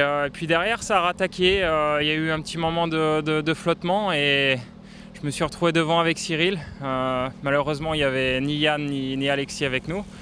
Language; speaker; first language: French; native; French